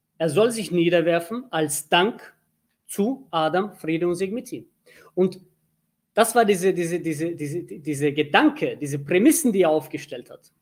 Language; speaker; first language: German; early bilingual, other home language; Turkish